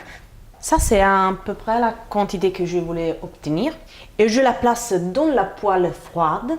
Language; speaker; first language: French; non-native, fluent; Italian